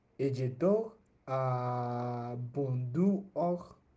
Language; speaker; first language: French; non-native, learner; Spanish